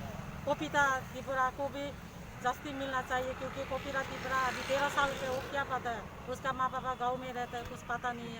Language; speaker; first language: Hindi; non-native, local second language; Kok Borok